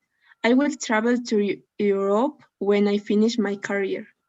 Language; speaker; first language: English; non-native, learner; Spanish